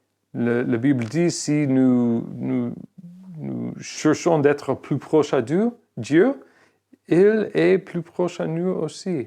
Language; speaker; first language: French; non-native, fluent; English